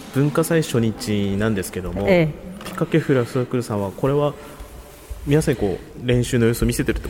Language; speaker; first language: Japanese; native; Japanese